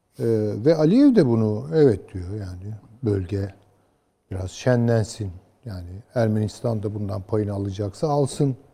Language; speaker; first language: Turkish; native; Turkish